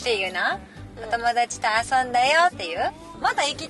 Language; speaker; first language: Japanese; native; Japanese